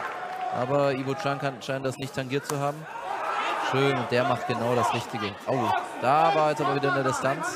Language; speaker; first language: German; native; German